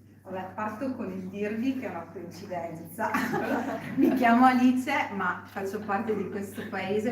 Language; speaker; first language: Italian; native; Italian